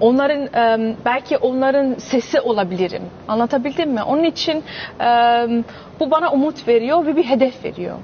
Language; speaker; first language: Turkish; early bilingual, heritage; Turkish